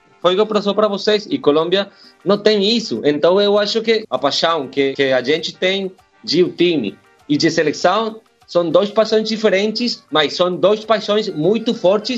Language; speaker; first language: Portuguese; non-native, learner; Spanish